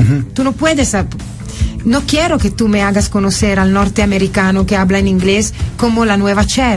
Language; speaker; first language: Spanish; non-native, fluent; Italian